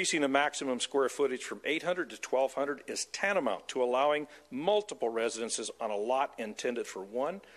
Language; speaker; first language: English; native; English